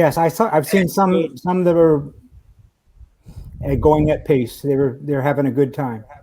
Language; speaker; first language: English; native; English